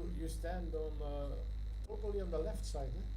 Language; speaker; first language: English; non-native, learner; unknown